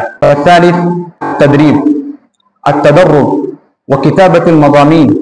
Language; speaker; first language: Arabic; non-native, fluent; Urdu